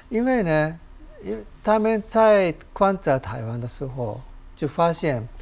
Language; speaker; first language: Chinese; non-native, fluent; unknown